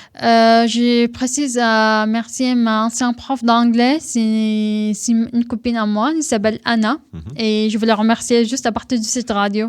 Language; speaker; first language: French; non-native, fluent; Arabic